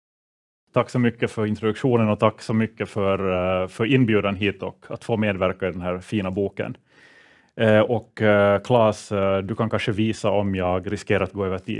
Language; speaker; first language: Swedish; native; Swedish